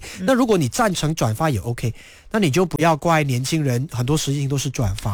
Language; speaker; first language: Chinese; native; Chinese